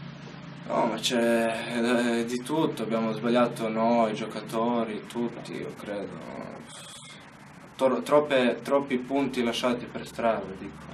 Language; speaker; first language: Italian; non-native, fluent; Slovenian